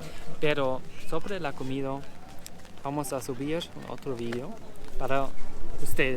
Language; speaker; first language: Spanish; non-native, learner; German